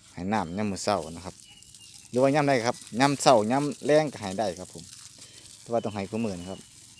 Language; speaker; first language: Thai; native; Thai